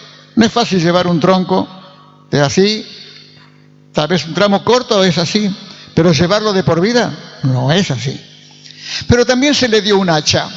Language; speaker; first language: Spanish; native; Spanish